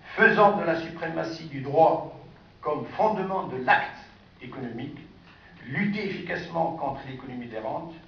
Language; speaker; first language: French; non-native, local second language; Arabic